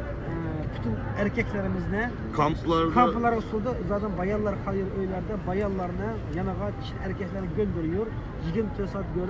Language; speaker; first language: Turkish; non-native, learner; Uyghur